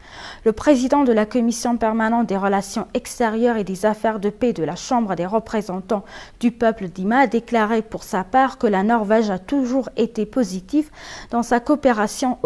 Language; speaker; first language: French; non-native, fluent; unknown